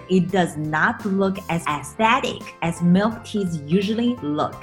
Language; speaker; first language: English; non-native, fluent; Chinese